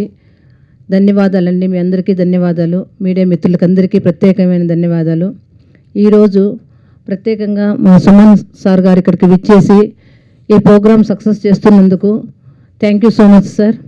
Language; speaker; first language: Telugu; native; Telugu